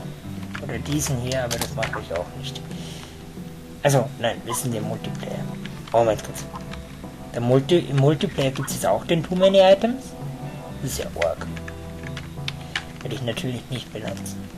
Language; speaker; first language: German; native; German